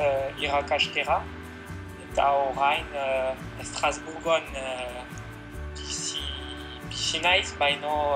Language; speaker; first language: Basque; non-native, learner; French